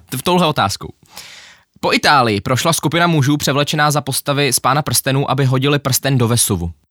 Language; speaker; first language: Czech; early bilingual, other home language; Ukrainian